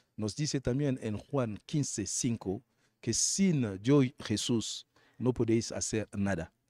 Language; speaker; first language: Spanish; non-native, fluent; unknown